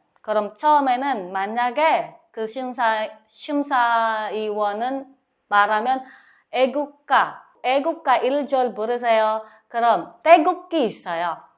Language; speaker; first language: Korean; non-native, fluent; Filipino